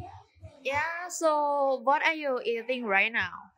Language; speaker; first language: English; non-native, learner; Thai